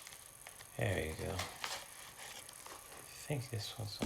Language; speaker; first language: English; native; English